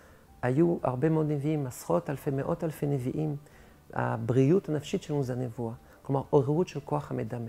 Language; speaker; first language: Hebrew; non-native, fluent; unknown